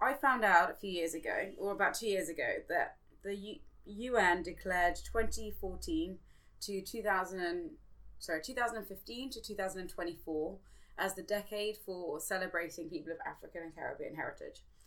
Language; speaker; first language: English; native; English